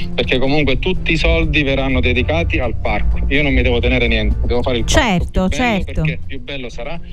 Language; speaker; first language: Italian; native; Italian